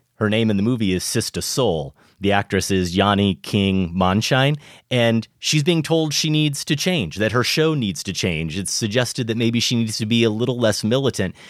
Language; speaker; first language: English; native; English